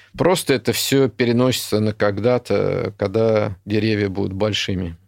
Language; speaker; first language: Russian; native; Russian